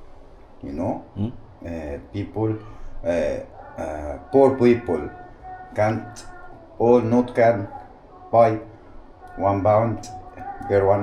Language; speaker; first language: English; non-native, learner; Arabic